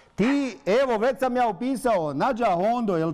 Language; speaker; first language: Bosnian; native; Bosnian